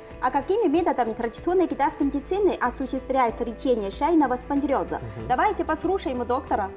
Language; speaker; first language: Russian; non-native, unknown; Chinese